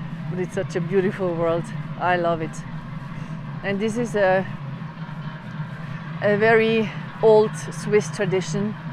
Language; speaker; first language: English; non-native, fluent; Swiss German